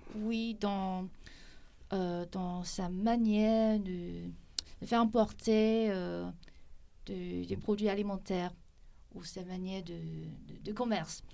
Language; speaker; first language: French; non-native, fluent; Chinese